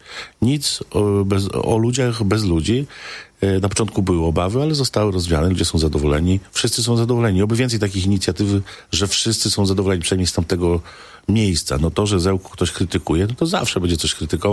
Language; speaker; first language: Polish; native; Polish